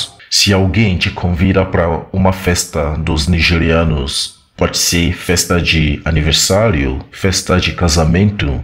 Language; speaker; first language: Portuguese; non-native, fluent; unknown